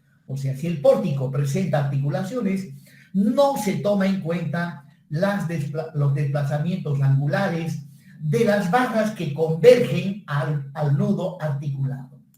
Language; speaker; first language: Spanish; native; Spanish